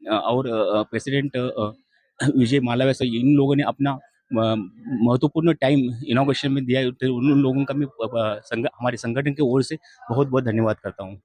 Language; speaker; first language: Hindi; non-native, local second language; Marathi